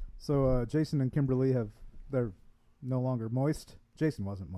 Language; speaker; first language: English; native; English